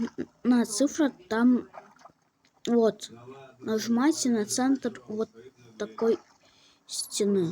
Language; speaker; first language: Russian; native; Russian